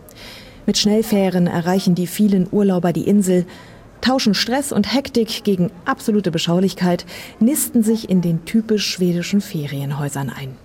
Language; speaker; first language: German; native; German